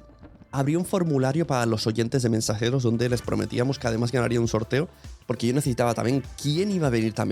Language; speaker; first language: Spanish; native; Spanish